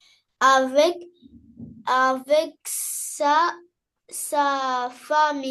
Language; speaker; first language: French; non-native, learner; Arabic